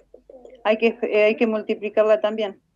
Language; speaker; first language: Spanish; native; Spanish